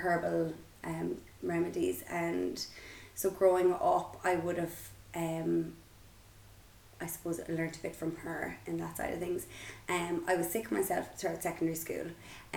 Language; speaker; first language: English; native; English